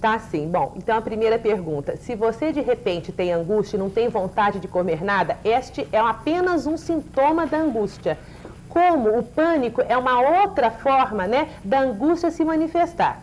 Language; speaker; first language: Portuguese; native; Portuguese